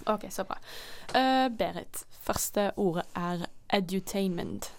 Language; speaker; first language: Norwegian; non-native, fluent; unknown